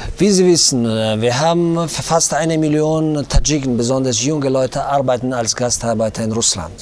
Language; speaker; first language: German; non-native, fluent; Tajik